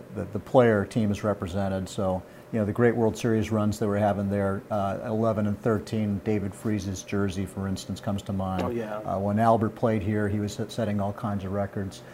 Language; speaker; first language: English; native; English